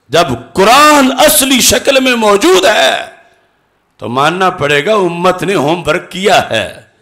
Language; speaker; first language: Urdu; non-native, local second language; Punjabi